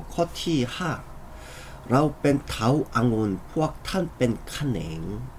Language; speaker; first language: Thai; non-native, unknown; Korean